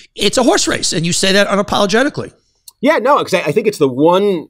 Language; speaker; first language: English; native; English